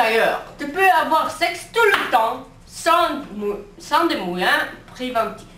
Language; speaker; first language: French; non-native, learner; Dutch